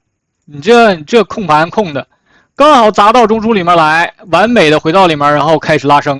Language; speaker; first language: Chinese; native; Chinese